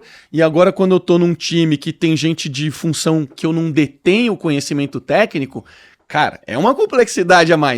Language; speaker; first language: Portuguese; native; Portuguese